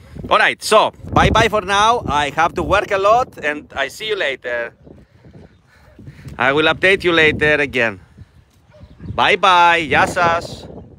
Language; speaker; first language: English; non-native, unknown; Greek